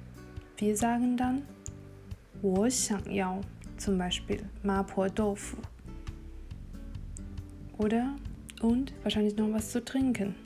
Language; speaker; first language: German; non-native, fluent; Chinese